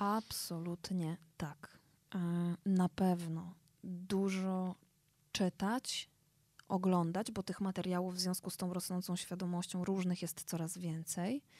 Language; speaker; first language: Polish; native; Polish